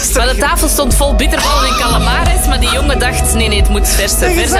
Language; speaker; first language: Dutch; native; Dutch